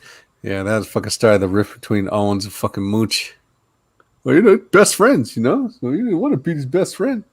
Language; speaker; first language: English; native; English